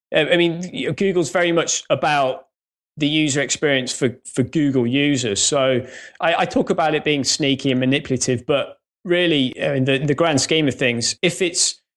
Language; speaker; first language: English; native; English